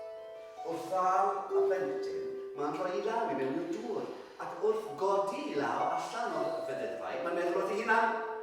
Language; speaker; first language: Welsh; non-native, fluent; English